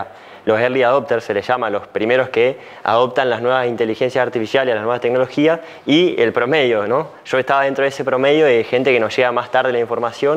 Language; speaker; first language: Spanish; native; Spanish